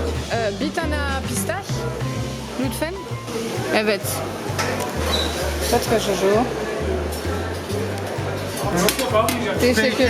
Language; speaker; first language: Turkish; non-native, learner; French